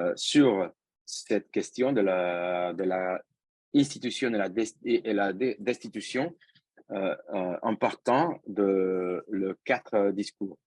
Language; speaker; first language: French; non-native, fluent; Spanish